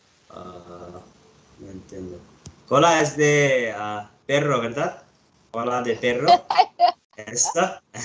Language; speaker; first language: Spanish; non-native, learner; Arabic